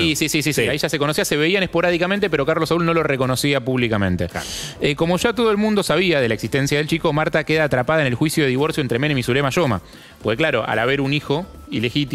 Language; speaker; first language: Spanish; native; Spanish